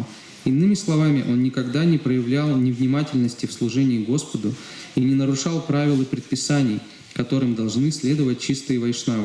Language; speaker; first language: Russian; native; Russian